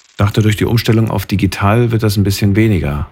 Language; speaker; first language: German; native; German